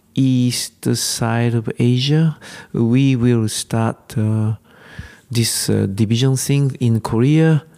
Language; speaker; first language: English; non-native, learner; Japanese